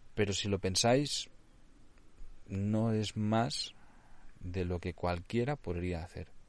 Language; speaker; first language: Spanish; non-native, local second language; Catalan